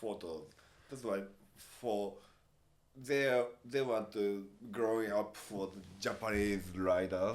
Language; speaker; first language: English; non-native, learner; Japanese